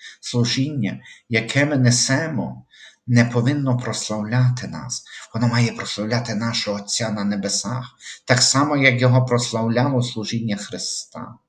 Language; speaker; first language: Ukrainian; native; Ukrainian